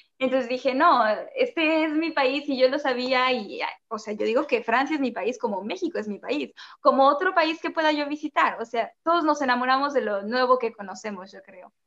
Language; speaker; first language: Spanish; native; Spanish